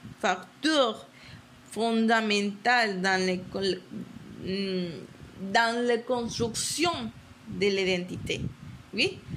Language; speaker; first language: French; non-native, learner; Spanish